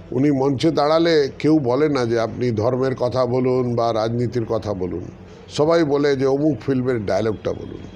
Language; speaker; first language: Bangla; non-native, local second language; Punjabi